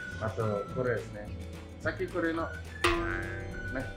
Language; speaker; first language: Japanese; non-native, learner; Indonesian